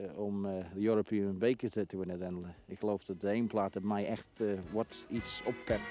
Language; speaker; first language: Dutch; non-native, fluent; English